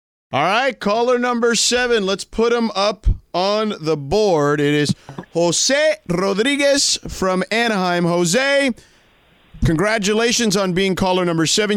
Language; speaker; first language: English; native; English